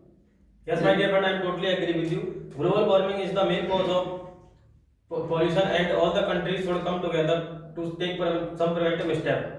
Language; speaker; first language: English; non-native, learner; Hindi